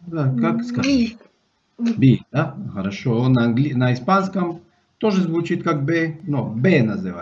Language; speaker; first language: Russian; non-native, fluent; Spanish